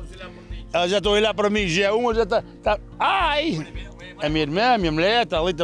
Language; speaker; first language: Portuguese; native; Portuguese